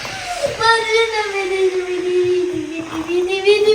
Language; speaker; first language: Russian; non-native, local second language; Azerbaijani